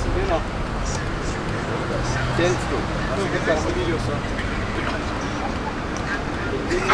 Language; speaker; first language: German; early bilingual, heritage; Turkish